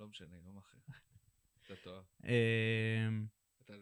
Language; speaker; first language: Hebrew; native; Hebrew